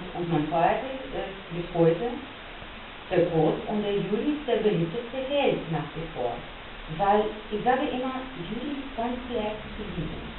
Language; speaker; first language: German; non-native, fluent; Russian